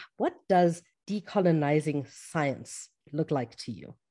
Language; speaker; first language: English; native; English